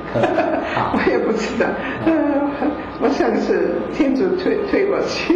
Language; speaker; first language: Chinese; non-native, fluent; German